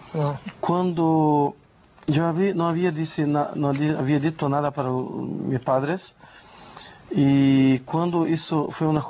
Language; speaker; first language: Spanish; non-native, learner; Portuguese